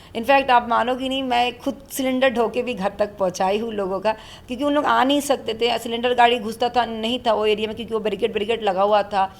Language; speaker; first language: Hindi; non-native, local second language; Bangla